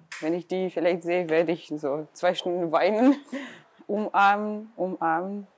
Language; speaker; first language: German; non-native, learner; Russian